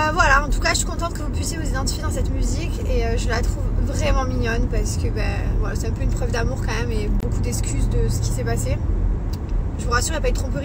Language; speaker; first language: French; native; French